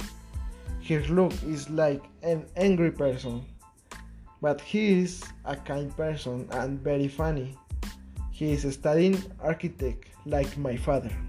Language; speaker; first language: English; non-native, learner; Spanish